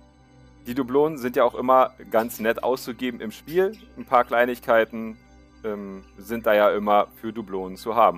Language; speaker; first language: German; native; German